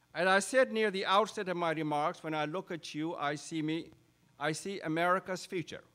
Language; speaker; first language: English; non-native, local second language; Urdu